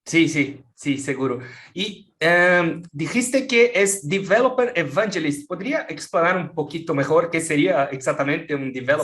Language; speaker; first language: Spanish; non-native, fluent; Portuguese